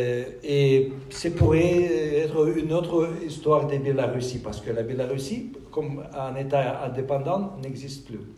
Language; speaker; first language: French; non-native, fluent; Russian